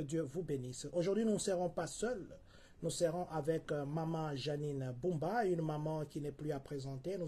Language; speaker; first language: French; non-native, local second language; Lingala